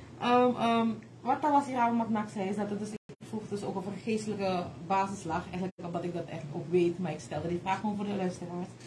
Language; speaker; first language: Dutch; native; Dutch